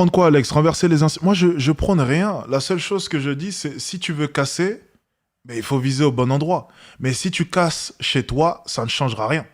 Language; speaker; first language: French; native; French